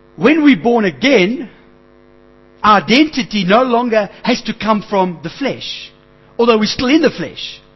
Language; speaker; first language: English; native; English